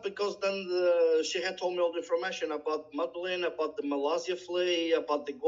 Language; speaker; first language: English; non-native, learner; Portuguese